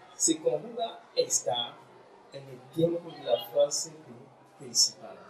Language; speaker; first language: Spanish; non-native, fluent; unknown